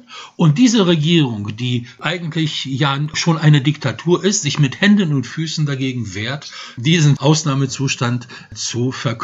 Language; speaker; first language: German; non-native, fluent; Polish